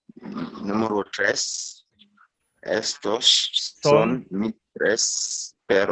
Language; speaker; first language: Spanish; non-native, learner; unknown